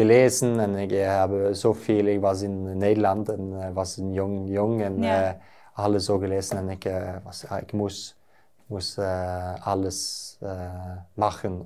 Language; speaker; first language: German; non-native, learner; Norwegian